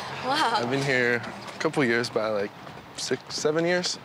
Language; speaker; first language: English; non-native, fluent; French